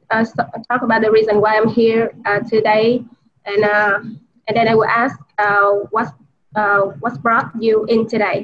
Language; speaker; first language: English; non-native, learner; Vietnamese